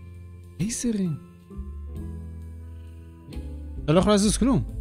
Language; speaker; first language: Hebrew; native; Hebrew